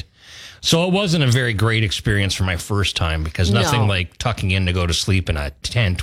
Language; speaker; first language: English; native; English